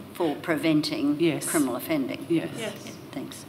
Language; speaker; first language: English; native; English